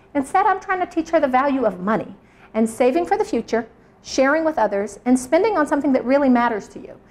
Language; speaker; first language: English; native; English